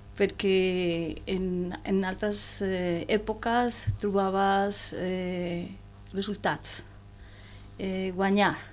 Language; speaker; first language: Catalan; non-native, learner; Spanish